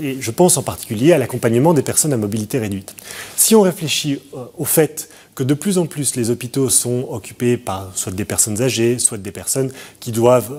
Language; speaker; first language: French; native; French